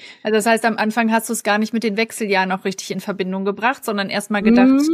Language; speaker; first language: German; native; German